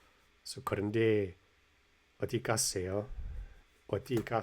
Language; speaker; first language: Korean; non-native, learner; English